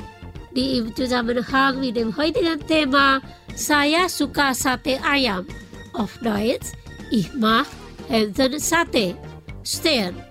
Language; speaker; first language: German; non-native, fluent; Indonesian